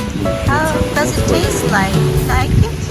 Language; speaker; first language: English; non-native, fluent; German